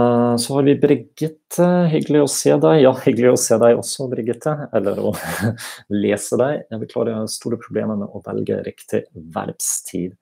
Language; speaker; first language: Norwegian; non-native, fluent; German